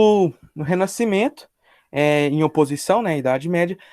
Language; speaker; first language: Portuguese; native; Portuguese